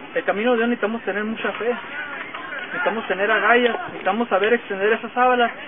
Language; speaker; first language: Spanish; early bilingual, heritage; Spanish